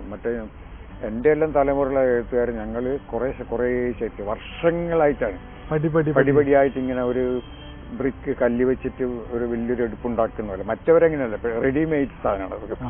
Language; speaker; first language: Malayalam; native; Malayalam